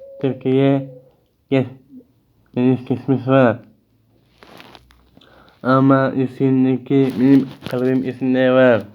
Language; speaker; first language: Turkish; early bilingual, heritage; Turkish